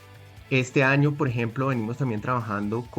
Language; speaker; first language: Spanish; native; Spanish